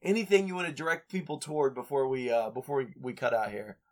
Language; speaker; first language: English; native; English